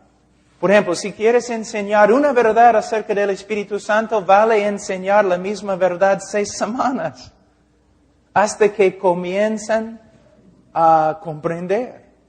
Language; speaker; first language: Spanish; non-native, fluent; English